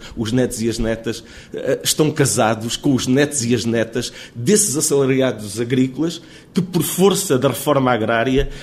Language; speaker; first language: Portuguese; native; Portuguese